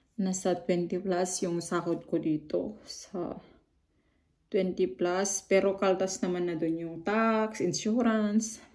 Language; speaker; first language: Filipino; non-native, local second language; Iloko